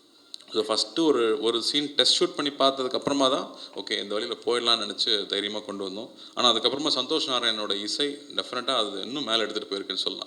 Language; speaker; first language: Tamil; native; Tamil